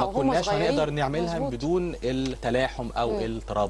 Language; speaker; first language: Arabic; native; Arabic